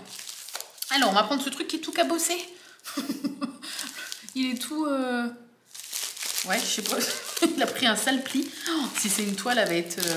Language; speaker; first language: French; native; French